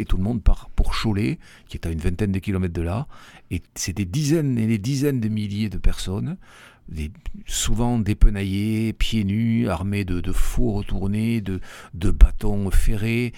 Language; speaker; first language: French; native; French